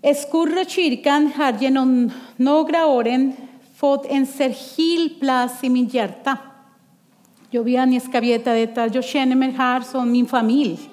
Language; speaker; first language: Swedish; non-native, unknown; Spanish